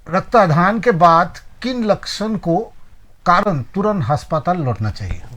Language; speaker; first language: Hindi; non-native, local second language; Bangla